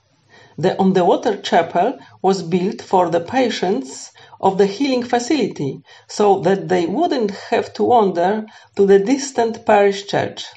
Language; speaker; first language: English; non-native, fluent; Polish